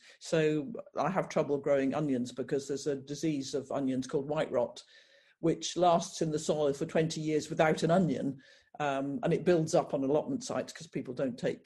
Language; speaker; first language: English; native; English